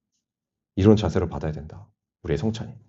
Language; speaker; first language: Korean; native; Korean